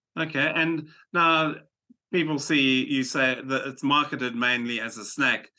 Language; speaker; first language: English; native; English